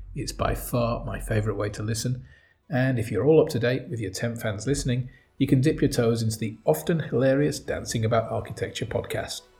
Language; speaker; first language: English; native; English